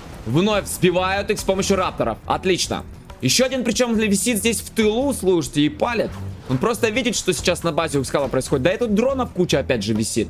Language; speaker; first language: Russian; native; Russian